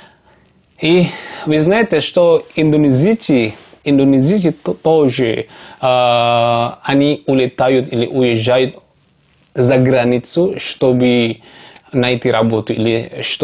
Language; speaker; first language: Russian; non-native, learner; Javanese